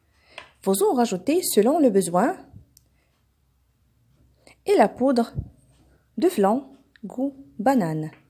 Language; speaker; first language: French; non-native, local second language; Arabic